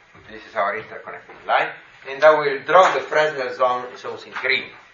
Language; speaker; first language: English; non-native, fluent; Slovenian